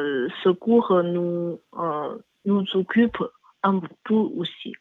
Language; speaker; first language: French; non-native, learner; Chinese